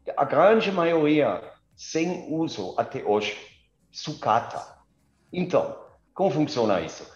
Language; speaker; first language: Portuguese; non-native, fluent; German